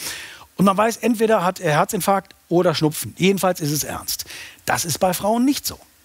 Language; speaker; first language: German; native; German